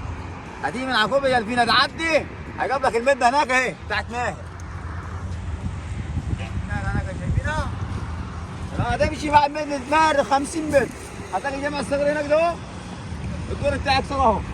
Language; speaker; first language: Arabic; native; Arabic